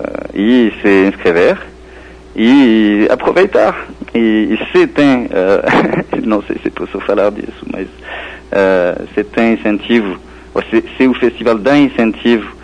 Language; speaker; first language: Portuguese; non-native, fluent; French